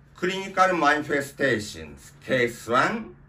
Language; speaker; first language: English; non-native, learner; Japanese